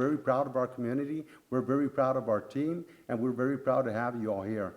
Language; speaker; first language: English; native; English